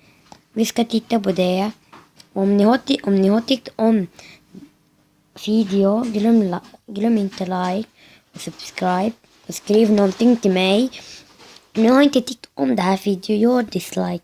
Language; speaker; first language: Swedish; non-native, learner; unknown